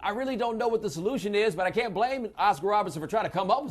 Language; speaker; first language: English; native; English